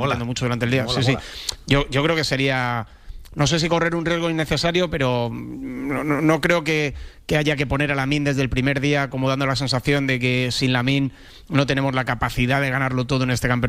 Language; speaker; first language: Spanish; native; Spanish